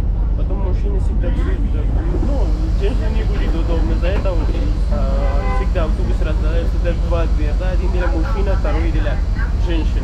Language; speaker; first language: Russian; non-native, learner; Pashto